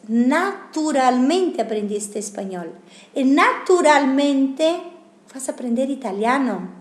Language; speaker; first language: Spanish; non-native, fluent; Italian